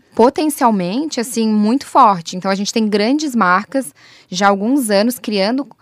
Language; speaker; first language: Portuguese; native; Portuguese